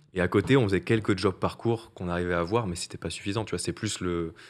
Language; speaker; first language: French; native; French